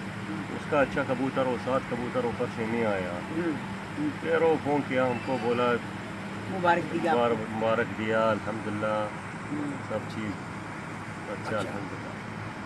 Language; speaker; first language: Hindi; non-native, learner; Arabic